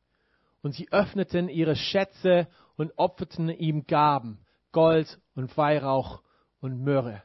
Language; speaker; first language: German; non-native, fluent; English